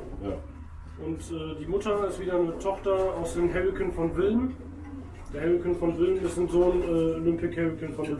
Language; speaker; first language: German; native; German